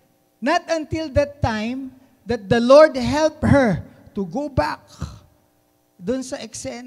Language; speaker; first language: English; non-native, local second language; Filipino